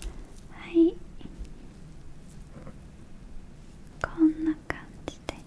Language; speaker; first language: Japanese; non-native, learner; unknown